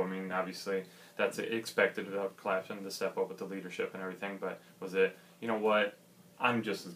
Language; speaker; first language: English; native; English